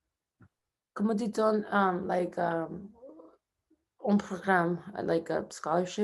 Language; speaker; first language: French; non-native, learner; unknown